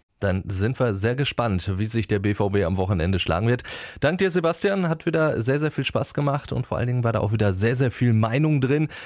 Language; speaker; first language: German; native; German